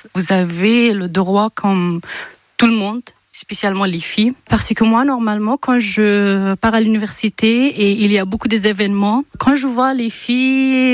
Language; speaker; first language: French; non-native, fluent; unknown